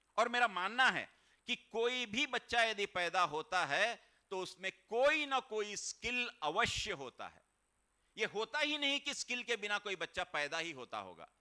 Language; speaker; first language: Hindi; native; Hindi